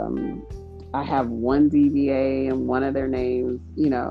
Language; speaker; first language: English; native; English